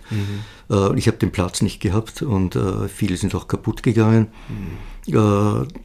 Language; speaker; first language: German; native; German